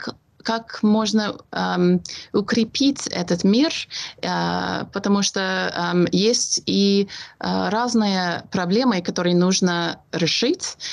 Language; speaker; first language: Russian; non-native, fluent; English